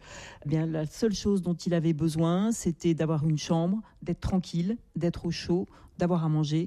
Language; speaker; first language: French; native; French